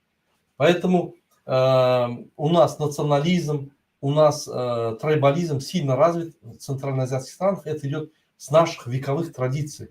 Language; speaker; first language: Russian; non-native, local second language; Turkmen